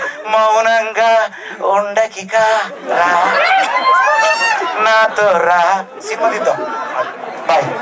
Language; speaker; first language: Telugu; native; Telugu